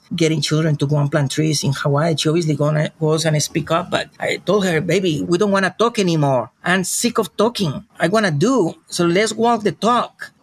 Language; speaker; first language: English; non-native, fluent; Spanish